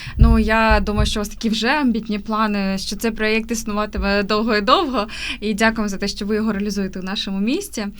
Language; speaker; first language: Ukrainian; native; Ukrainian